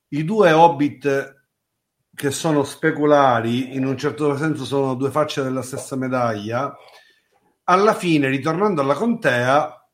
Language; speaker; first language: Italian; native; Italian